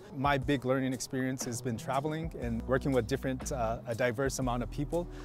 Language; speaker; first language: English; native; English